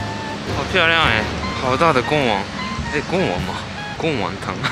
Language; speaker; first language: Chinese; early bilingual, heritage; Japanese